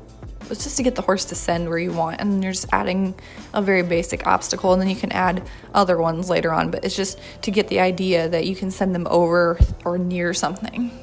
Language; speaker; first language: English; native; English